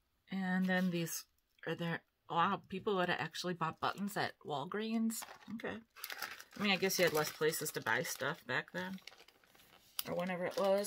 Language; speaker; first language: English; native; English